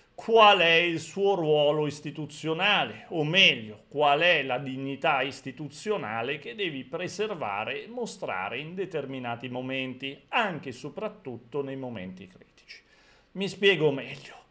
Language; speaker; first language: Italian; native; Italian